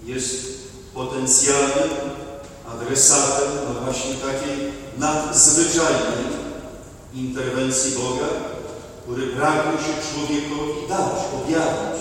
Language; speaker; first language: Polish; native; Polish